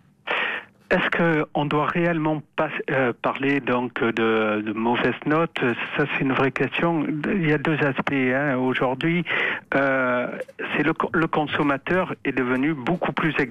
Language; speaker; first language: French; native; French